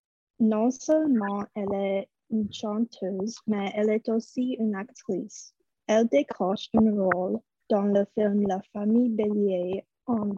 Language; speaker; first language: French; non-native, fluent; English